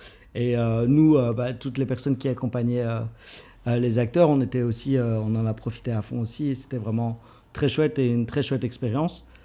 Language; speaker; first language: French; native; French